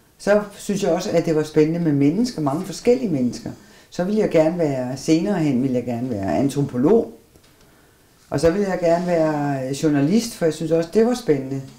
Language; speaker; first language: Danish; native; Danish